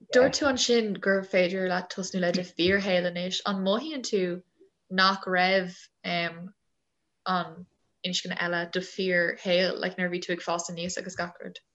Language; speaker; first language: Irish; non-native, local second language; English